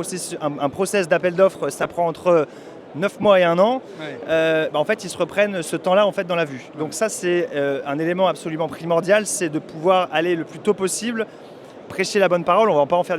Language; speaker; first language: French; native; French